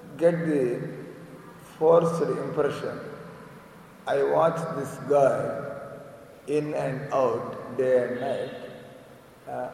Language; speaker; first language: English; non-native, local second language; Telugu